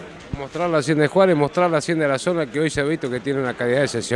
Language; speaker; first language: Spanish; native; Spanish